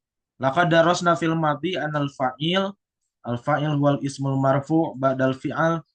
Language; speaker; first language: Arabic; non-native, fluent; Indonesian